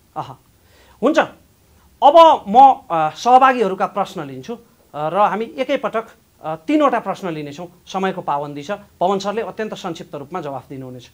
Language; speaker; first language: Nepali; native; Nepali